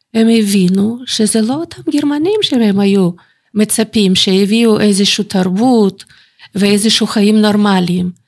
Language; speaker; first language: Hebrew; non-native, fluent; Russian